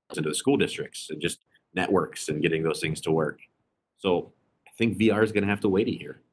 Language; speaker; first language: English; native; English